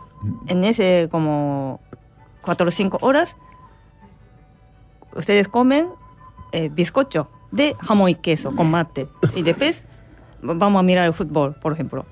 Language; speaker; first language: Spanish; non-native, learner; Japanese